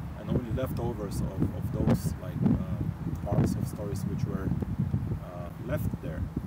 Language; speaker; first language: English; non-native, fluent; Lithuanian